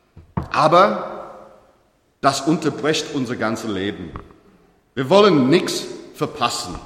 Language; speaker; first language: German; non-native, learner; English